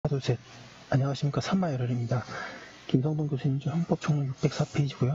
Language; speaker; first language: Korean; native; Korean